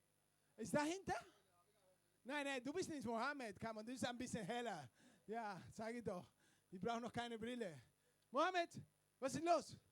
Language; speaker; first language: German; non-native, fluent; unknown